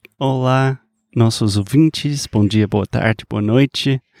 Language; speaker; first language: Portuguese; non-native, fluent; English